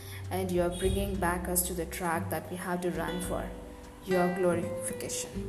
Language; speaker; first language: English; non-native, local second language; Tamil